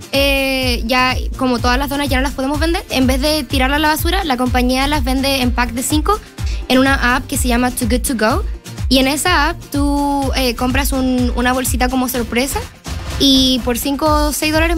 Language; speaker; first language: Spanish; native; Spanish